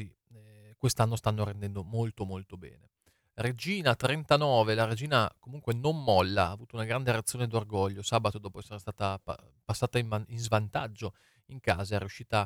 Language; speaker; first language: Italian; native; Italian